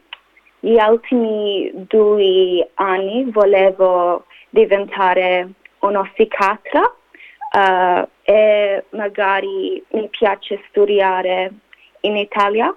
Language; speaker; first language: Italian; non-native, learner; English